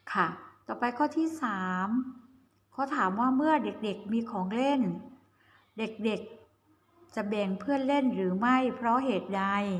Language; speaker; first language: Thai; native; Thai